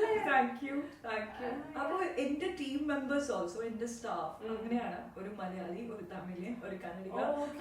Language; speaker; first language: Malayalam; non-native, fluent; Hindi